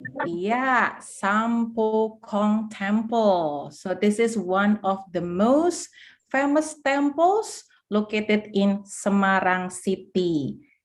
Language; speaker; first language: English; non-native, fluent; Indonesian